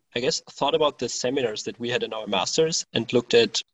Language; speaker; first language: English; non-native, fluent; German